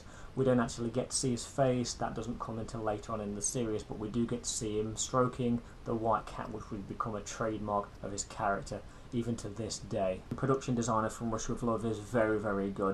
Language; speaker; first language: English; native; English